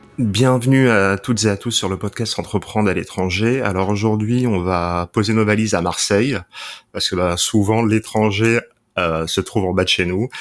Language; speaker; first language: French; native; French